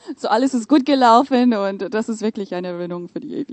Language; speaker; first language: German; non-native, fluent; English